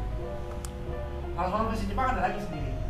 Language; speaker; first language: Indonesian; native; Indonesian